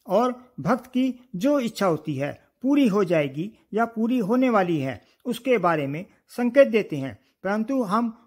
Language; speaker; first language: Hindi; native; Hindi